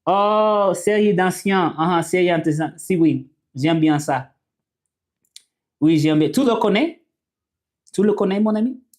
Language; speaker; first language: French; non-native, learner; English